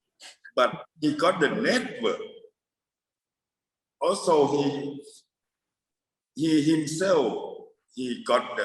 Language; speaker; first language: English; non-native, fluent; Thai